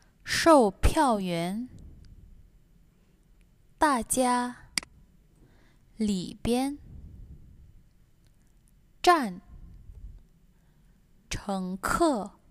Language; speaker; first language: Chinese; non-native, fluent; Indonesian